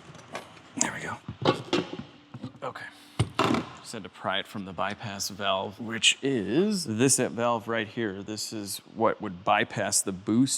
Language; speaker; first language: English; native; English